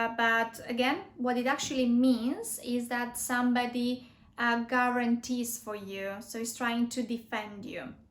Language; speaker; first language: English; non-native, fluent; Romanian